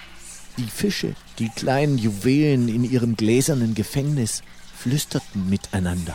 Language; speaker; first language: German; native; German